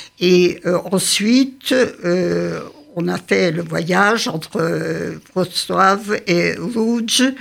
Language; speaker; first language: French; early bilingual, other home language; Yiddish